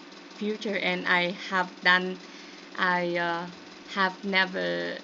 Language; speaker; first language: English; non-native, learner; Vietnamese